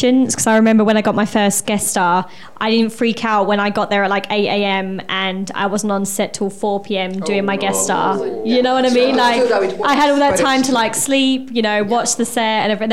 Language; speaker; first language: English; native; English